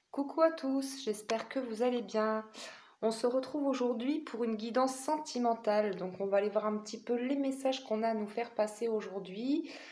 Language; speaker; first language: French; native; French